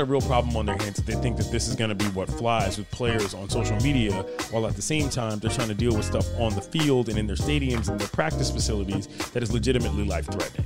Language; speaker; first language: English; native; English